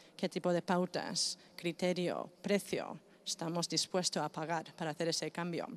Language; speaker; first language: Spanish; non-native, fluent; Greek